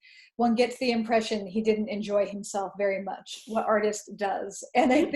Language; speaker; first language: English; native; English